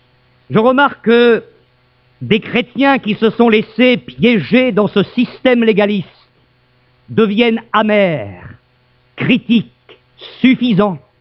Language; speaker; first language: French; native; French